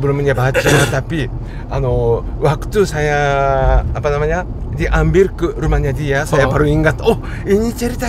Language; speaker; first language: Indonesian; non-native, fluent; Japanese